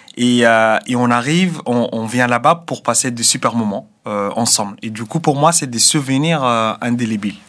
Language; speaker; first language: French; non-native, fluent; Arabic